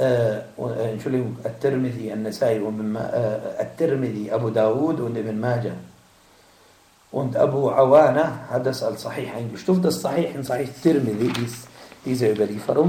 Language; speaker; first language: German; non-native, fluent; Arabic